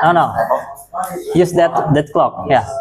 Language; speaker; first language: English; non-native, fluent; Indonesian